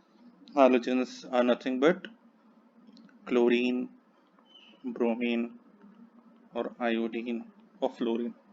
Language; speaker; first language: English; non-native, local second language; Hindi